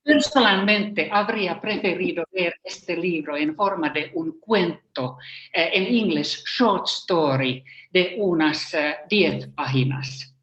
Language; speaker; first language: Spanish; non-native, fluent; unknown